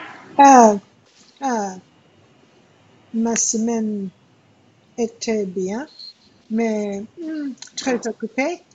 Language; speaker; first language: French; non-native, learner; English